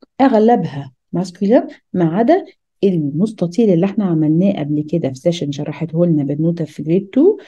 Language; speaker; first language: Arabic; native; Arabic